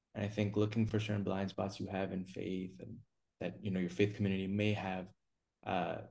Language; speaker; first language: English; native; English